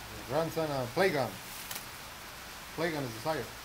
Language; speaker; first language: English; non-native, learner; Spanish